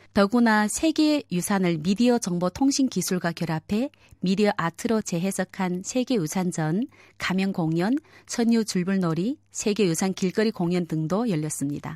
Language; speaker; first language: Korean; native; Korean